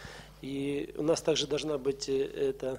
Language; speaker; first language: Russian; native; Russian